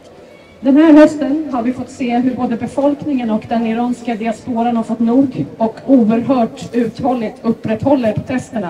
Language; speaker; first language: Swedish; native; Swedish